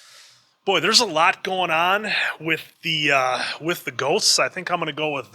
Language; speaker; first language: English; native; English